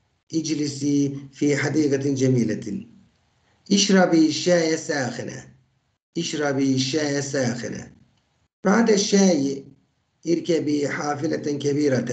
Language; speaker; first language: Arabic; non-native, fluent; Turkish